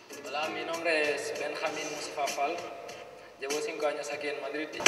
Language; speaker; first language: Spanish; non-native, fluent; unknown